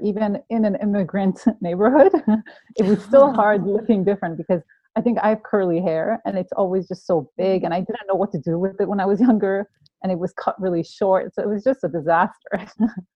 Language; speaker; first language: English; non-native, fluent; Persian